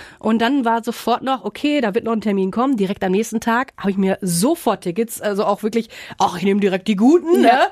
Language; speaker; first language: German; native; German